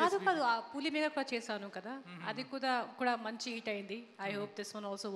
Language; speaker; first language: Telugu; non-native, learner; Hindi